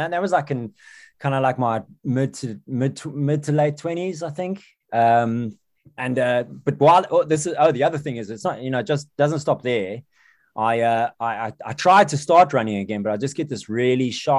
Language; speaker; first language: English; native; English